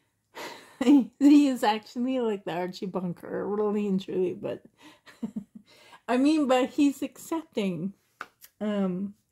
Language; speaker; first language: English; native; English